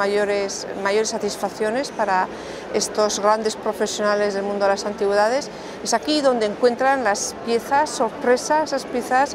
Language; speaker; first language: Spanish; native; Spanish